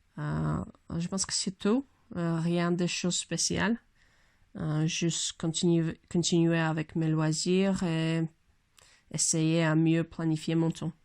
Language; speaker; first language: French; non-native, learner; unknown